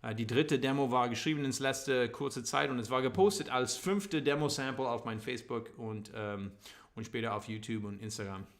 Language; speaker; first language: German; non-native, learner; English